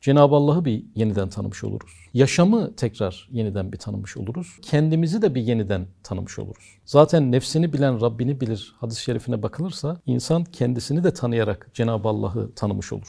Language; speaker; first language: Turkish; native; Turkish